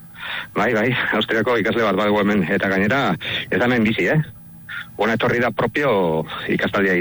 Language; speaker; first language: Basque; non-native, local second language; Spanish